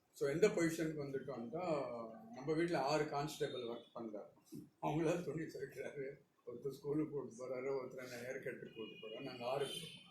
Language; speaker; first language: Tamil; non-native, local second language; Telugu